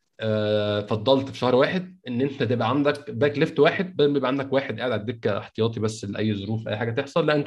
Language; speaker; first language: Arabic; native; Arabic